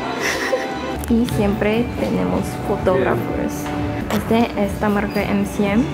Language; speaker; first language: Spanish; non-native, fluent; Korean